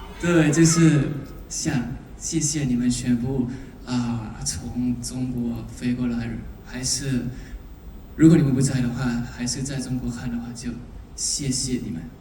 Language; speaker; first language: Chinese; non-native, learner; Thai